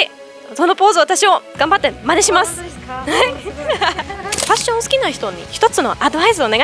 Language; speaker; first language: Japanese; non-native, fluent; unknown